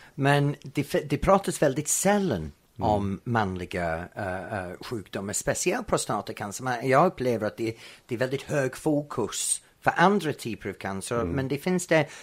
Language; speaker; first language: Swedish; non-native, fluent; English